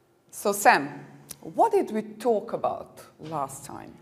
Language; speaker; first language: English; non-native, fluent; Serbian